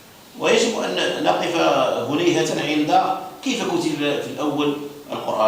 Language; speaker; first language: Arabic; native; Arabic